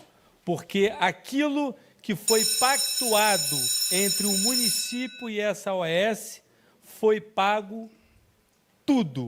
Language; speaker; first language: Portuguese; native; Portuguese